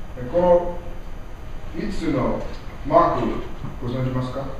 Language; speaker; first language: Japanese; non-native, learner; English